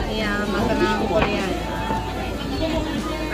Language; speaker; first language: Indonesian; non-native, learner; Japanese